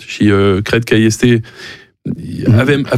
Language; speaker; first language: Romanian; non-native, learner; French